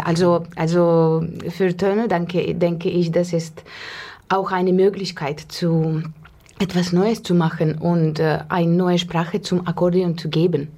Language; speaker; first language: German; non-native, learner; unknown